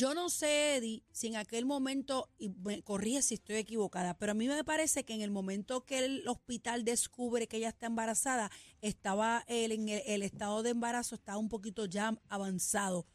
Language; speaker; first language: Spanish; native; Spanish